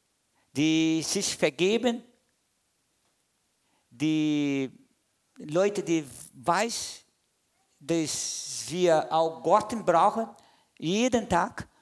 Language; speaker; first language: German; non-native, learner; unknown